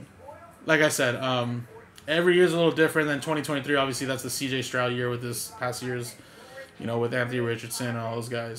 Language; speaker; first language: English; native; English